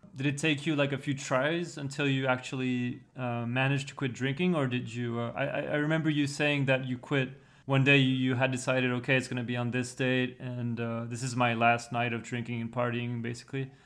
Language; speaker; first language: English; non-native, fluent; French